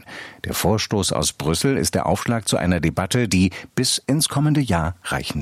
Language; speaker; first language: German; native; German